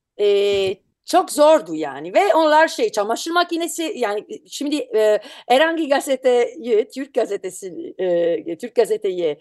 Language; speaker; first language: Turkish; non-native, learner; Italian